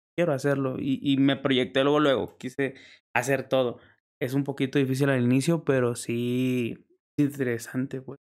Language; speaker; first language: Spanish; native; Spanish